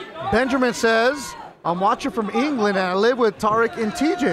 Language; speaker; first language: English; native; English